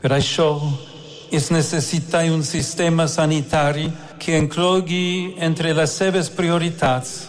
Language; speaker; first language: Catalan; non-native, fluent; English